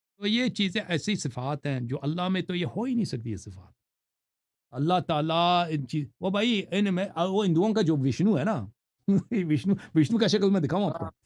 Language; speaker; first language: Urdu; non-native, fluent; Persian